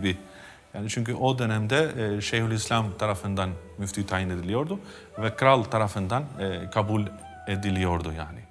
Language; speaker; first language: Turkish; non-native, fluent; Albanian